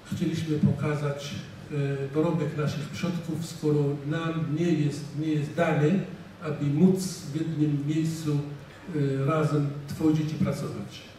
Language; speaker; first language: Polish; non-native, fluent; Assyrian Neo-Aramaic